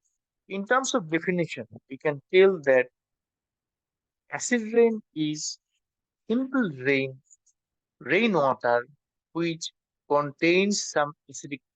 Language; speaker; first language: English; non-native, local second language; Bangla